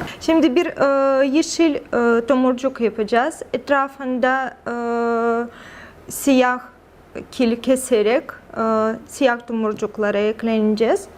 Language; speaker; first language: Turkish; non-native, fluent; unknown